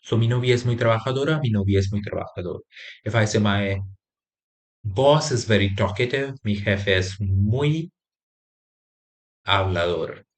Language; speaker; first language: Spanish; non-native, fluent; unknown